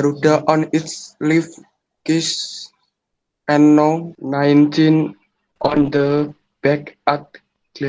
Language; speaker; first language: English; non-native, learner; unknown